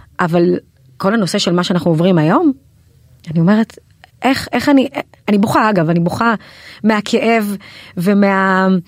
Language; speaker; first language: Hebrew; native; Hebrew